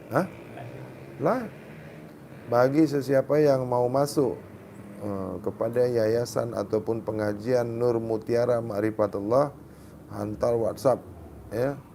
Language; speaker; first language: Malay; native; Malay